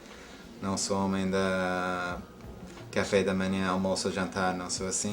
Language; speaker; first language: Portuguese; non-native, fluent; English